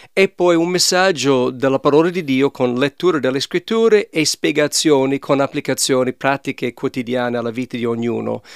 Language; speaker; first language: Italian; non-native, fluent; English